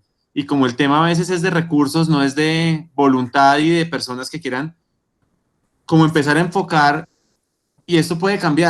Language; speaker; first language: Spanish; native; Spanish